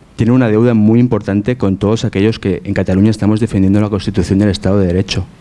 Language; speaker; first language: Spanish; native; Spanish